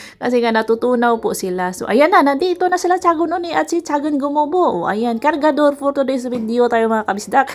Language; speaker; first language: Filipino; non-native, local second language; Cebuano